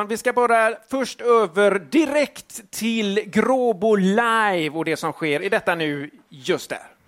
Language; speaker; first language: Swedish; native; Swedish